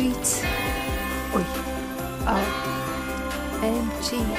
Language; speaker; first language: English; non-native, learner; Russian